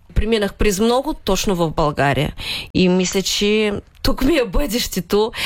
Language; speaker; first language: Bulgarian; early bilingual, heritage; Bulgarian